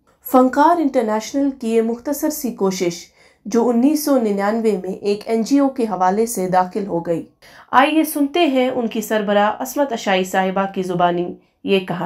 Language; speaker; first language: Hindi; non-native, local second language; Kashmiri